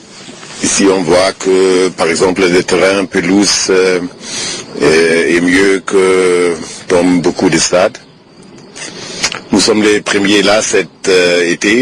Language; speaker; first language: French; non-native, fluent; German